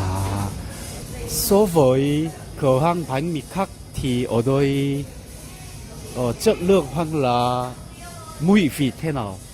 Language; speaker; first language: Vietnamese; non-native, learner; Korean